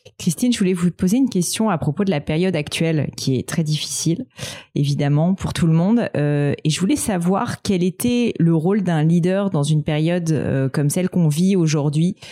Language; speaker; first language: French; native; French